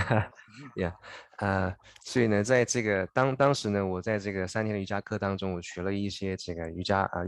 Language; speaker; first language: Chinese; native; Chinese